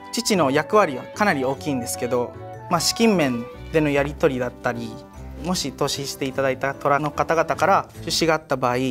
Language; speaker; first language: Japanese; early bilingual, other home language; Cebuano